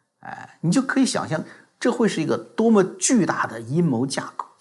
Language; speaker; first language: Chinese; native; Chinese